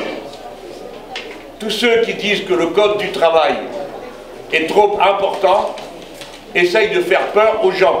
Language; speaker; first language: French; native; French